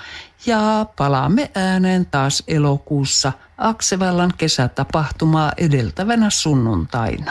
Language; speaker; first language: Finnish; native; Finnish